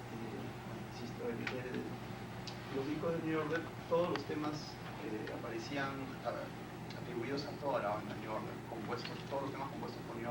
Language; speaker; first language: Spanish; native; Spanish